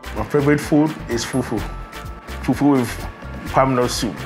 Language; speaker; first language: English; non-native, local second language; Akan